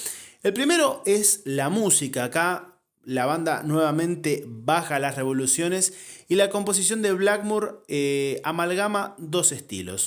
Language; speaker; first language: Spanish; native; Spanish